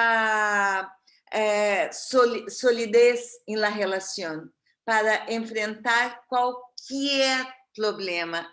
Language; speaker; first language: Spanish; non-native, fluent; Portuguese